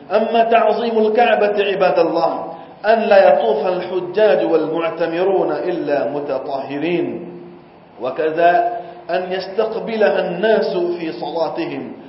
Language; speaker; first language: Arabic; non-native, fluent; Gujarati